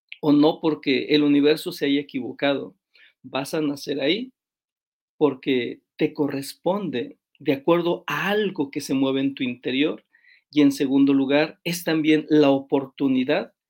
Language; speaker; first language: Spanish; native; Spanish